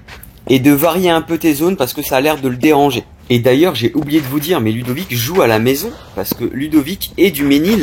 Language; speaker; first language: French; native; French